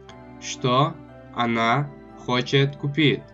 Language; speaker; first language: Russian; non-native, local second language; Tajik